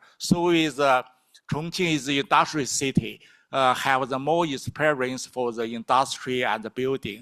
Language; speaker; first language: English; non-native, learner; Chinese